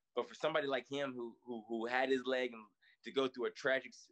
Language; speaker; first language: English; native; English